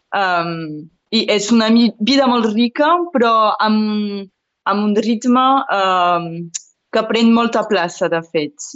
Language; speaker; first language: Catalan; non-native, local second language; French